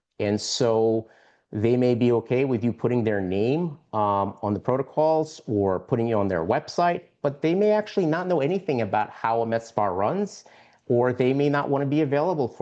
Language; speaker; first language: English; native; English